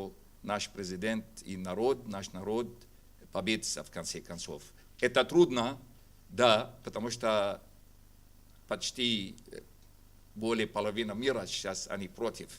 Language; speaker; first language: Russian; non-native, fluent; Arabic